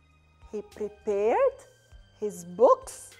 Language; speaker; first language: English; non-native, fluent; Arabic